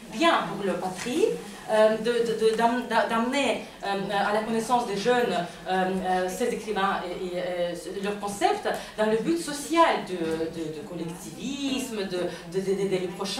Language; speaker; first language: French; non-native, fluent; Russian